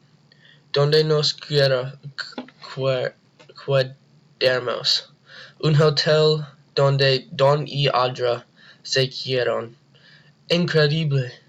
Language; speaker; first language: Spanish; non-native, learner; English